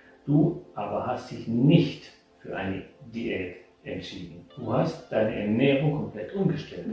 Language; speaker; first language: German; native; German